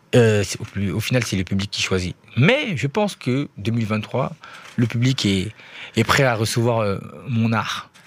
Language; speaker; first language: French; native; French